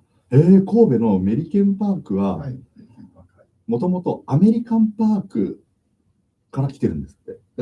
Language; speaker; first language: Japanese; native; Japanese